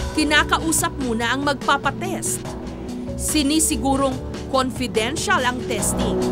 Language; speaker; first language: Filipino; native; Filipino